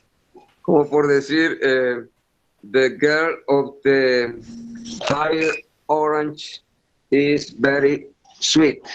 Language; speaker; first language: English; non-native, learner; Spanish